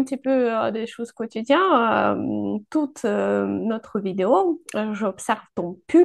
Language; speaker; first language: French; non-native, fluent; Ukrainian